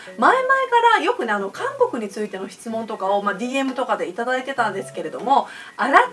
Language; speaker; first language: Japanese; native; Japanese